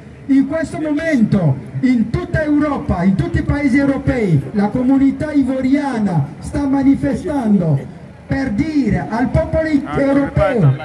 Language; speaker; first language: Italian; non-native, fluent; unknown